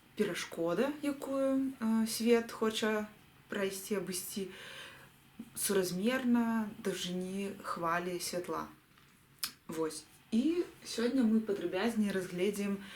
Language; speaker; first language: Belarusian; non-native, local second language; Russian